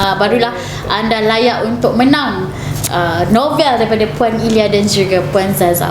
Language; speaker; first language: Malay; native; Malay